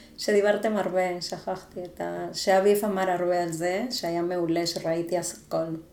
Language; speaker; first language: Hebrew; non-native, fluent; Spanish